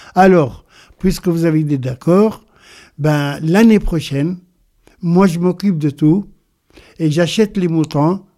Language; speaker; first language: French; non-native, local second language; Arabic